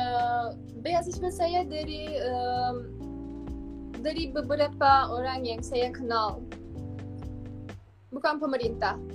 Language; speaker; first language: Indonesian; non-native, fluent; Turkish